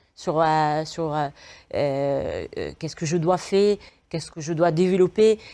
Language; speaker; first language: French; non-native, fluent; Arabic